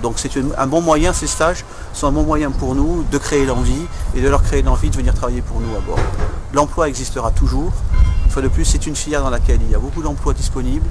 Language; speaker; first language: French; native; French